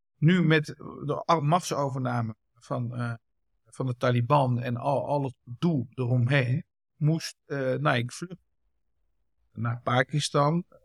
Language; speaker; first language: Dutch; early bilingual, other home language; Kurdish